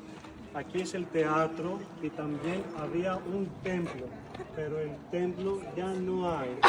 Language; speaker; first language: Spanish; non-native, fluent; Greek